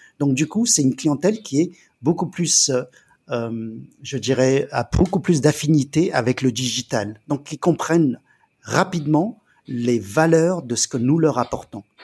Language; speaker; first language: French; early bilingual, other home language; Chinese